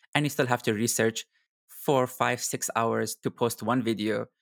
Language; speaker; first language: English; non-native, fluent; Arabic